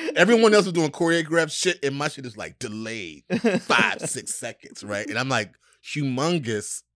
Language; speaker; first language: English; native; English